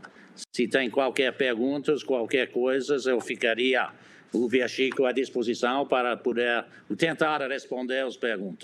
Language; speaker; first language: Portuguese; non-native, fluent; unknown